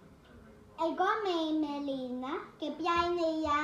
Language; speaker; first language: Greek; early bilingual, heritage; Greek